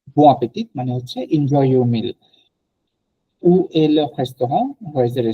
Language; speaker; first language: French; non-native, fluent; Bangla